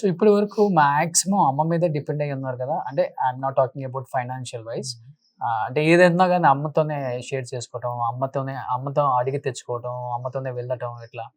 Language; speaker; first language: Telugu; native; Telugu